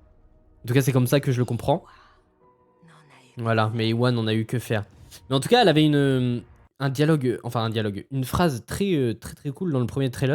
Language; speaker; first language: French; native; French